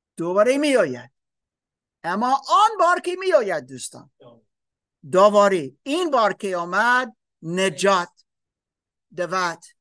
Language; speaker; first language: Persian; non-native, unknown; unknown